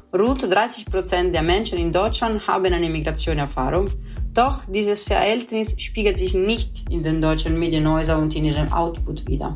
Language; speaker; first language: German; non-native, fluent; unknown